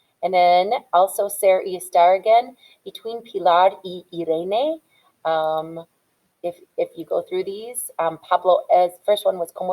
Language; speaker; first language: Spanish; non-native, fluent; English